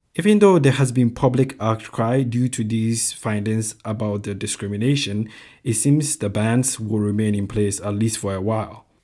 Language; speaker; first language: English; non-native, local second language; Akan